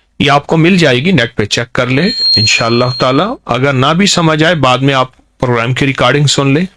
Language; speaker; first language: Urdu; native; Urdu